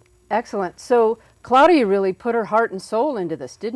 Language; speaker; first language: English; native; English